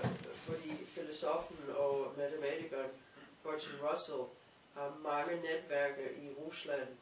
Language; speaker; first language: Danish; non-native, fluent; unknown